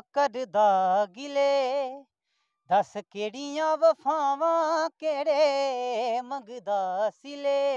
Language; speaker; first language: Hindi; native; Hindi